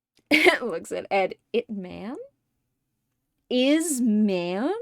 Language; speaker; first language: English; native; English